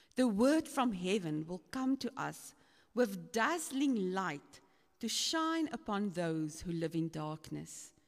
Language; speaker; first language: English; non-native, local second language; Afrikaans